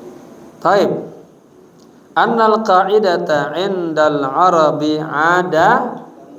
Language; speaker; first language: Arabic; non-native, fluent; Indonesian